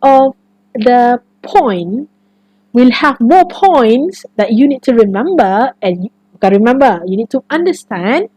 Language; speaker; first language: English; non-native, local second language; Malay